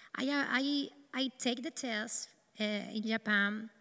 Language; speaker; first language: English; non-native, learner; Spanish